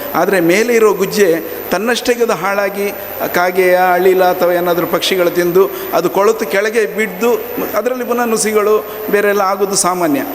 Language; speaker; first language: Kannada; non-native, local second language; Konkani